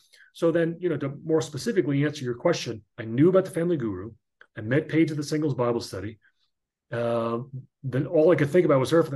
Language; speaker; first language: English; native; English